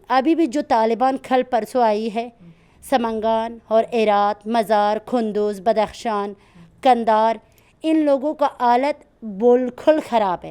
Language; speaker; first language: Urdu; non-native, learner; Persian